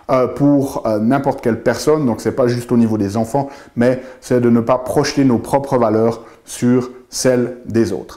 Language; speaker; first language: French; native; French